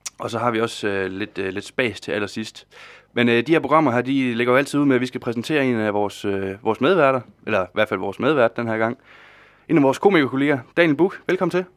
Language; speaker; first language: Danish; native; Danish